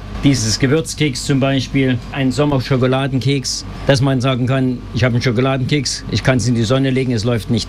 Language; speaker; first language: German; native; German